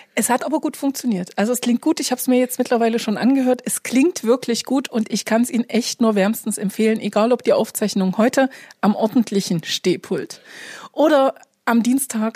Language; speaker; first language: German; native; German